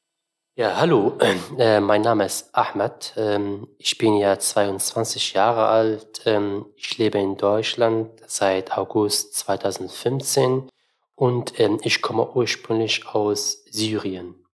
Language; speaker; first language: German; non-native, fluent; Arabic